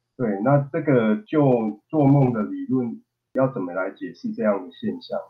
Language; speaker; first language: Chinese; native; Chinese